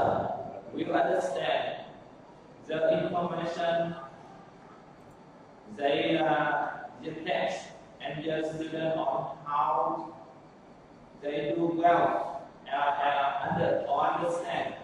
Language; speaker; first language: English; non-native, learner; Vietnamese